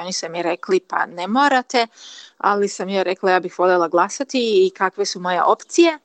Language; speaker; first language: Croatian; early bilingual, heritage; Croatian